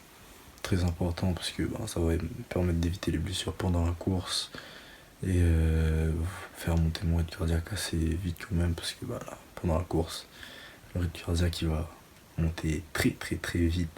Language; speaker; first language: French; native; French